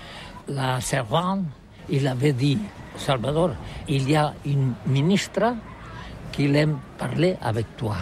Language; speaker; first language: French; non-native, learner; Catalan